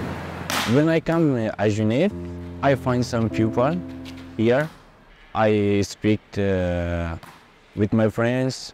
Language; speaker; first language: English; non-native, learner; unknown